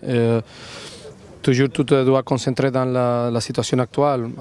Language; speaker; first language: French; non-native, learner; Spanish